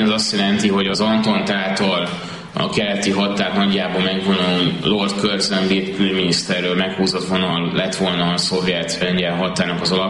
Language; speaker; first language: Hungarian; native; Hungarian